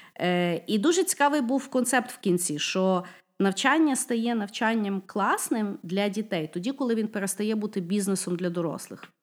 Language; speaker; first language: Ukrainian; non-native, local second language; Russian